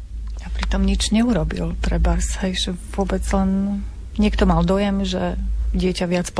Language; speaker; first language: Slovak; native; Slovak